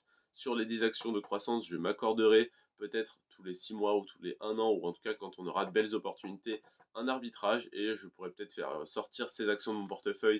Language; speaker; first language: French; native; French